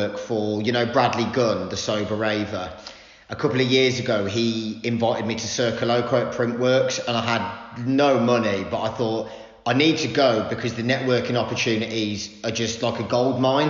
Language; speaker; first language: English; native; English